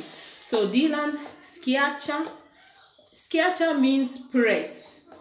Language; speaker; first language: English; non-native, local second language; Igbo